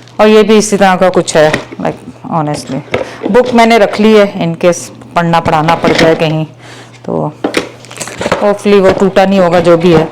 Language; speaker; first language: Urdu; native; Urdu